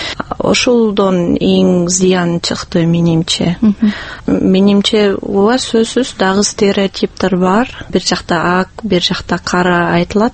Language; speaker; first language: Kyrgyz; non-native, fluent; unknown